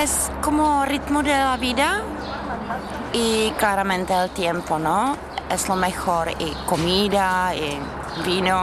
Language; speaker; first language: Spanish; non-native, fluent; Czech